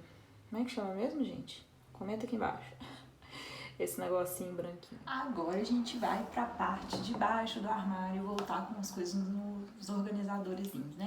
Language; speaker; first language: Portuguese; native; Portuguese